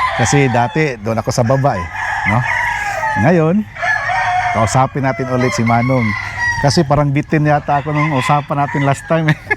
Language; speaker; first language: Filipino; non-native, local second language; Cebuano